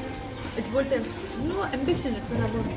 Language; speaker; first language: German; non-native, learner; Korean